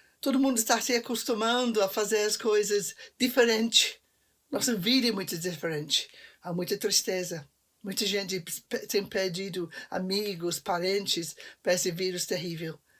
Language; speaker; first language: Portuguese; non-native, fluent; English